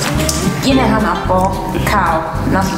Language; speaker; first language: Igbo; early bilingual, heritage; English